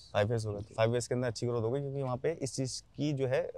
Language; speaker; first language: Hindi; native; Hindi